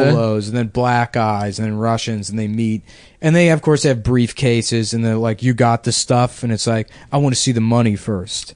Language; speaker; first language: English; native; English